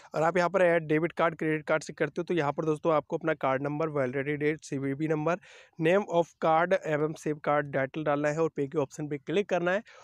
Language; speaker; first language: Hindi; native; Hindi